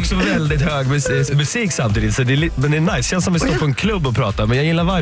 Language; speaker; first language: Swedish; native; Swedish